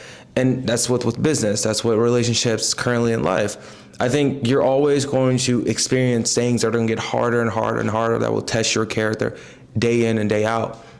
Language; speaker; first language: English; native; English